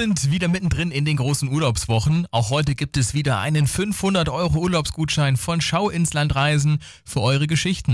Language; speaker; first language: German; native; German